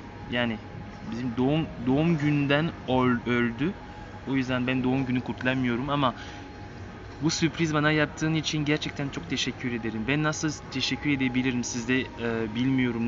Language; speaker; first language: Turkish; non-native, learner; French